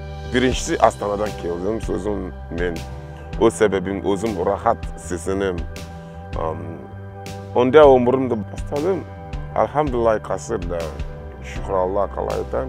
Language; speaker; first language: Kazakh; non-native, learner; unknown